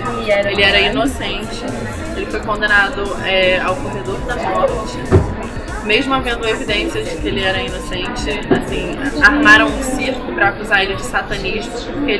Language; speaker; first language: Portuguese; native; Portuguese